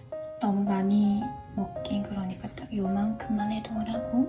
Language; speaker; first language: Korean; native; Korean